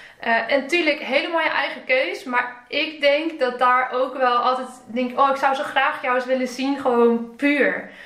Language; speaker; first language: Dutch; native; Dutch